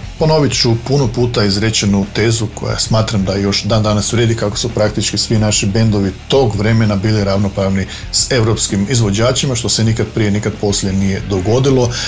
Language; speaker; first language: Croatian; native; Croatian